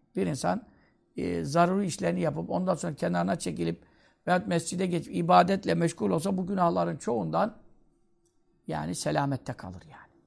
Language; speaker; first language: Turkish; native; Turkish